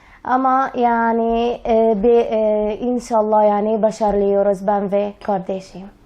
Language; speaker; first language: Turkish; early bilingual, other home language; Arabic